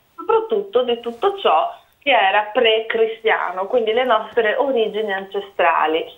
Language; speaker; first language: Italian; native; Italian